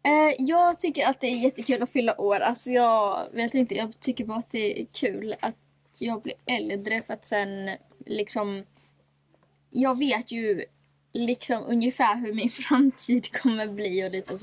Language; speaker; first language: Swedish; native; Swedish